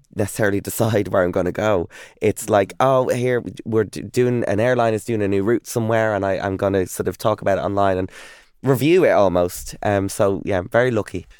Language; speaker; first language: English; native; English